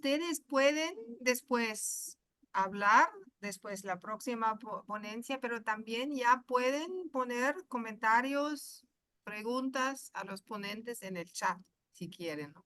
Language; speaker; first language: Spanish; non-native, fluent; German